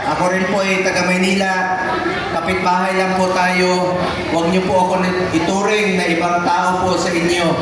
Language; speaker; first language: Filipino; non-native, local second language; Cebuano